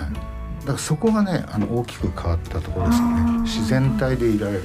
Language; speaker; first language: Japanese; native; Japanese